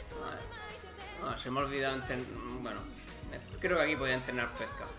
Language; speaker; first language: Spanish; native; Spanish